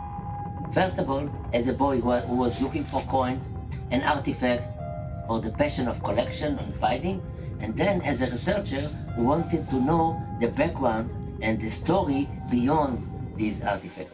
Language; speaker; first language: English; non-native, fluent; Hebrew